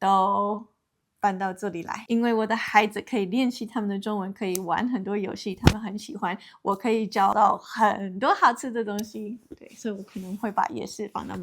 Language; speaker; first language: Chinese; non-native, fluent; English